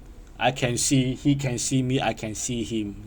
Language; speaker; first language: English; non-native, learner; Cantonese